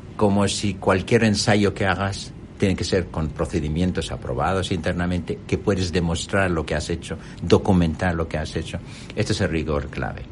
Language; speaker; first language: Spanish; non-native, fluent; Arabic